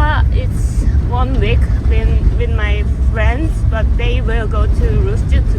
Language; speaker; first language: English; non-native, learner; Korean